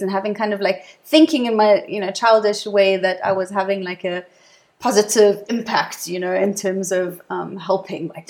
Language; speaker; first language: English; native; English